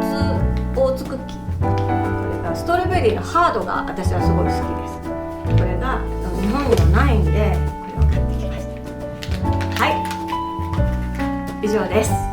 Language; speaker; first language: Japanese; native; Japanese